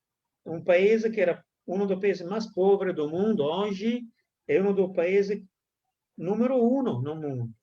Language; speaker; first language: Portuguese; non-native, fluent; Italian